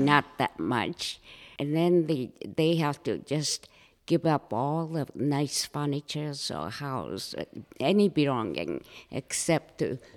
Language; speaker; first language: English; non-native, fluent; Japanese